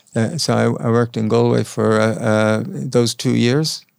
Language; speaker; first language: English; native; English